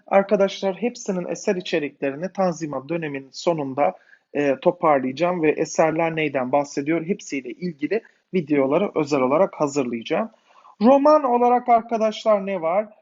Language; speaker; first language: Turkish; native; Turkish